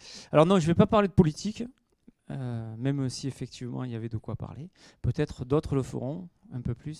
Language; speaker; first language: French; native; French